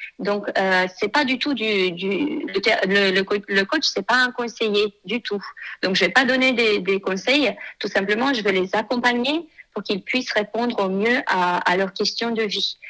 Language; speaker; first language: French; non-native, fluent; Romanian